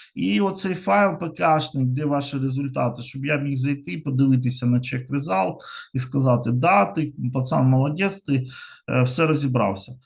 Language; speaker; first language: Ukrainian; non-native, local second language; Russian